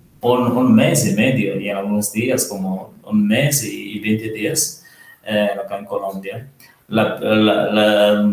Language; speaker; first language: Spanish; non-native, learner; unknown